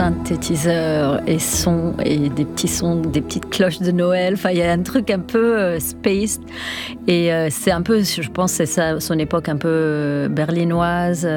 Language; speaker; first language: French; non-native, local second language; Arabic